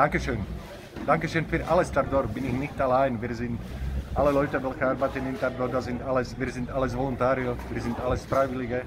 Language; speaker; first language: German; non-native, learner; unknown